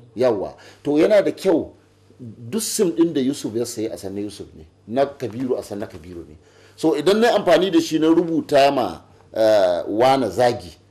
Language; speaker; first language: Hausa; native; Hausa